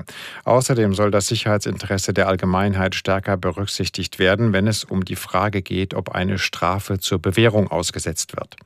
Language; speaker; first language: German; native; German